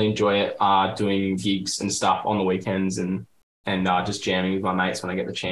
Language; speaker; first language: English; native; English